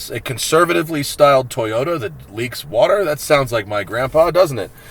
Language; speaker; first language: English; native; English